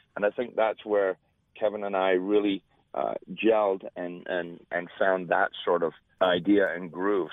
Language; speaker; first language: English; native; English